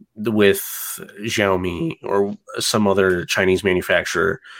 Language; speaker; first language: English; native; English